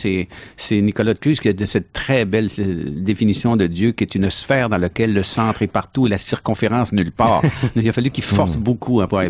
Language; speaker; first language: French; native; French